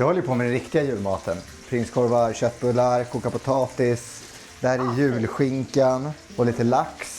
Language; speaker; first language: Swedish; native; Swedish